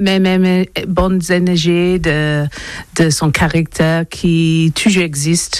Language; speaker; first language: French; non-native, learner; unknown